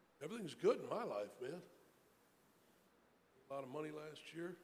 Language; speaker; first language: English; native; English